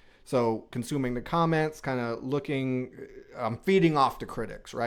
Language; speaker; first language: English; native; English